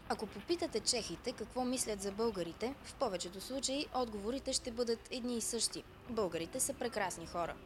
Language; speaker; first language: Bulgarian; native; Bulgarian